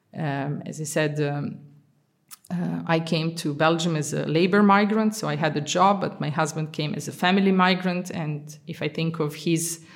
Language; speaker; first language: English; non-native, fluent; Serbian